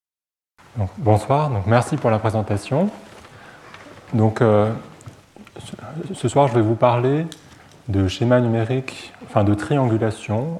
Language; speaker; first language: French; native; French